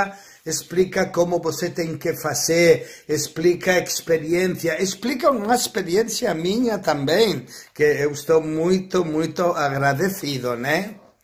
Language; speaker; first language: Portuguese; non-native, fluent; Spanish